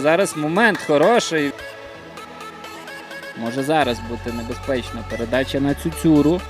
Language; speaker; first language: Ukrainian; native; Ukrainian